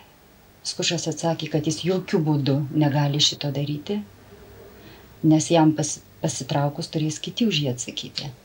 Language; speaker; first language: Lithuanian; native; Lithuanian